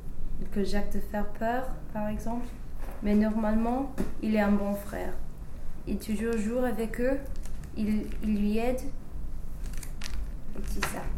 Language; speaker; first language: French; non-native, learner; English